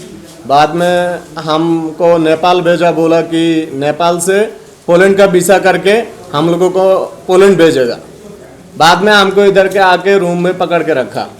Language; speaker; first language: Hindi; non-native, learner; Bangla